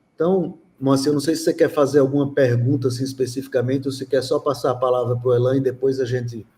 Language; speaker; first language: Portuguese; native; Portuguese